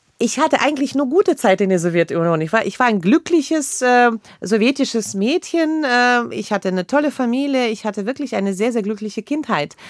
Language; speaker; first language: German; non-native, fluent; Russian